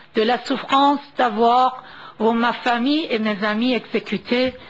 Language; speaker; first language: French; non-native, fluent; Persian